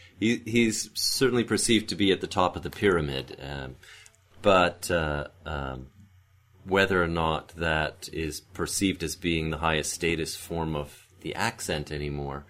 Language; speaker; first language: English; native; English